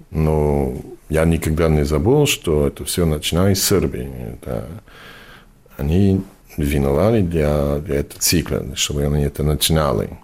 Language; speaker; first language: Russian; non-native, fluent; English